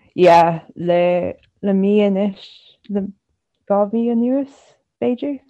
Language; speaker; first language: Irish; non-native, local second language; English